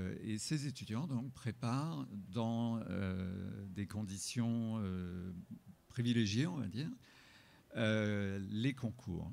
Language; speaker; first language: French; native; French